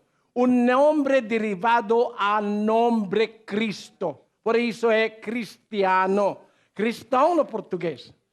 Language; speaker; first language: Portuguese; non-native, learner; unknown